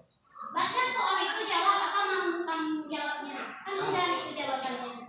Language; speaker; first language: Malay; non-native, local second language; Minangkabau